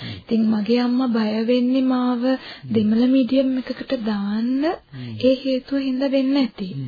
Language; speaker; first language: Sinhala; non-native, local second language; Tamil